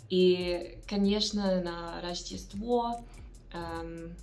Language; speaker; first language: Russian; non-native, learner; English